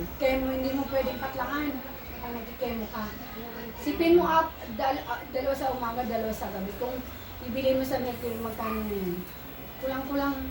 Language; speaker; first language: Filipino; native; Filipino